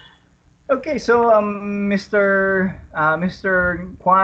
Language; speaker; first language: English; non-native, fluent; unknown